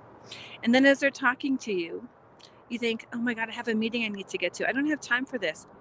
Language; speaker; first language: English; native; English